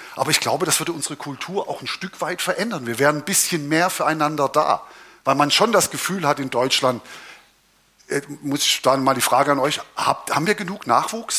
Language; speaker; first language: German; native; German